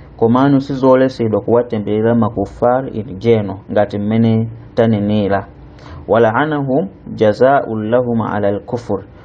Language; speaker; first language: Nyanja; native; Nyanja